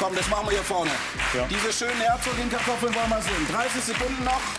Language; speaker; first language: German; native; German